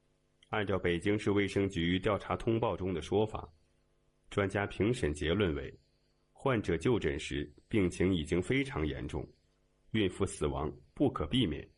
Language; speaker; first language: Chinese; native; Chinese